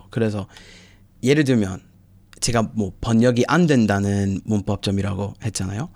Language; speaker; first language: Korean; non-native, fluent; English